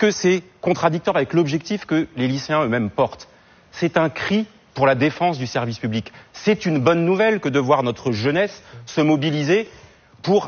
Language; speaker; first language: French; native; French